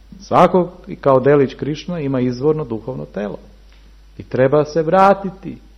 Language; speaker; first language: Serbian; early bilingual, heritage; Serbian